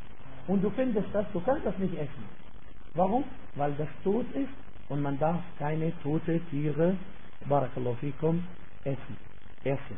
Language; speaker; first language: German; non-native, fluent; Arabic